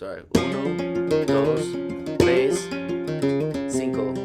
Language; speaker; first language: Spanish; non-native, learner; English